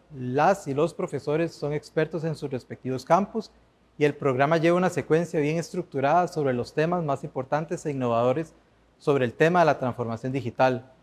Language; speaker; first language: Spanish; native; Spanish